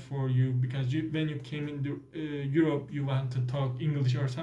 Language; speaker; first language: English; non-native, learner; Turkish